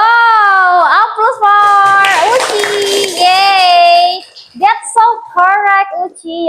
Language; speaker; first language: English; non-native, learner; Indonesian